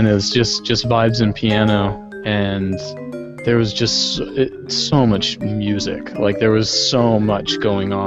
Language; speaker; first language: English; native; English